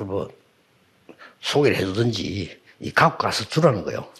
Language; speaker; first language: Korean; native; Korean